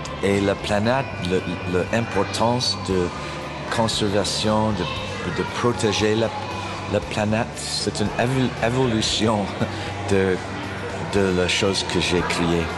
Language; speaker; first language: French; non-native, learner; English